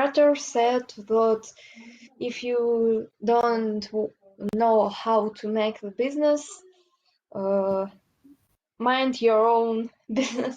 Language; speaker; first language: English; non-native, learner; Russian